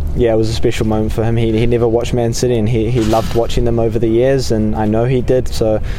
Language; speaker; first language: English; native; English